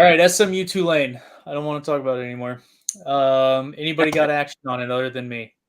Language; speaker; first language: English; native; English